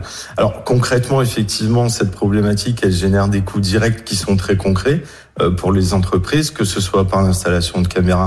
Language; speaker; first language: French; native; French